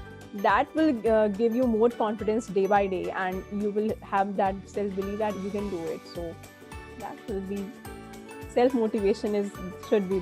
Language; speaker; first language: English; non-native, local second language; Hindi